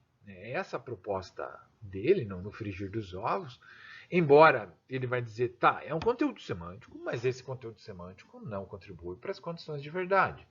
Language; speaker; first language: Portuguese; native; Portuguese